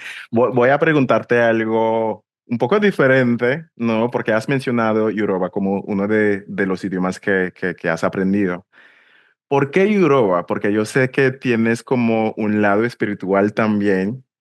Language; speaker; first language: Spanish; non-native, fluent; English